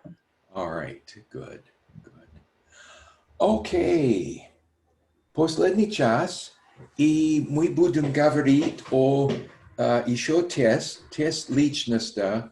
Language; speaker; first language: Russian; non-native, learner; English